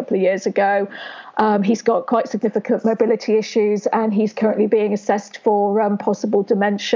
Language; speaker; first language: English; native; English